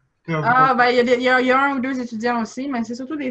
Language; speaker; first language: French; native; French